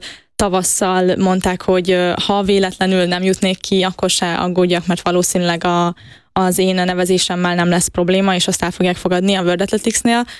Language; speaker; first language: Hungarian; native; Hungarian